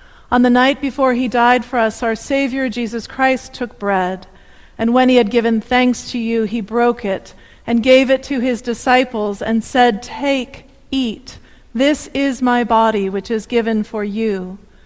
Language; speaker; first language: English; native; English